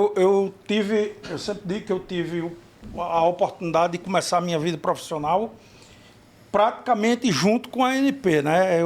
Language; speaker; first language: Portuguese; native; Portuguese